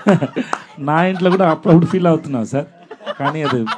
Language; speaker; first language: Telugu; non-native, learner; Tamil